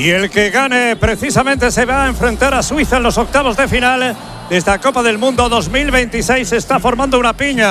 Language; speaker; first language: Spanish; native; Spanish